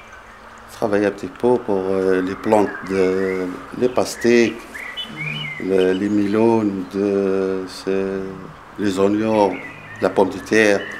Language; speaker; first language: French; non-native, learner; Arabic